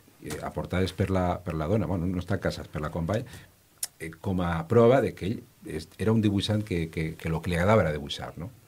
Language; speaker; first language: Catalan; native; Catalan